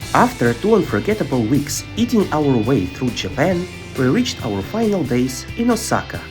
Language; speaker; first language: English; non-native, fluent; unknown